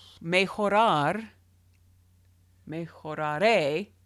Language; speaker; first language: Spanish; non-native, learner; English